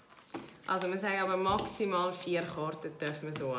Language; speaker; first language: German; native; German